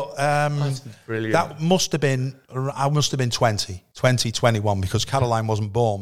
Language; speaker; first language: English; native; English